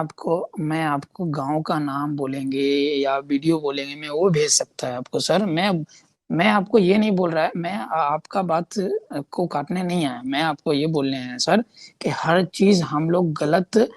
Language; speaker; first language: Hindi; non-native, local second language; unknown